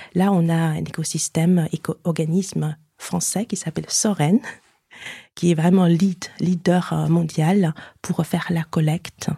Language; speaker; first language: French; non-native, fluent; Chinese